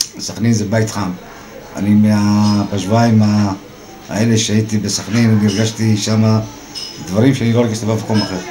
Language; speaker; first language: Hebrew; non-native, local second language; Arabic